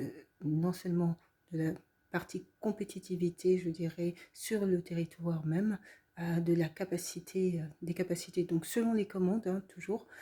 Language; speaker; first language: French; native; French